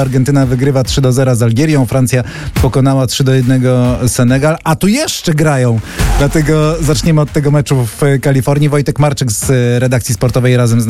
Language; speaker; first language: Polish; native; Polish